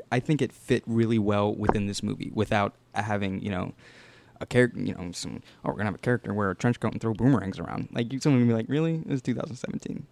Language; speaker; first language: English; native; English